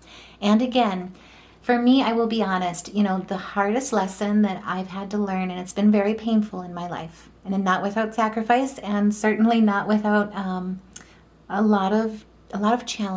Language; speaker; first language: English; native; English